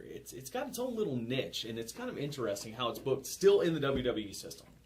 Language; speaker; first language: English; native; English